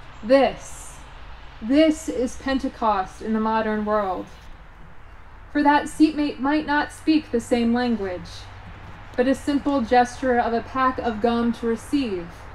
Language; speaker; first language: English; native; English